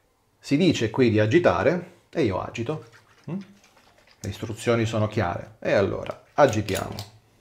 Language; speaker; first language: Italian; native; Italian